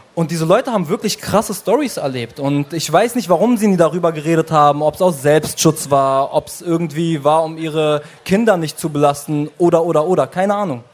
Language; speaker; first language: German; early bilingual, other home language; Arabic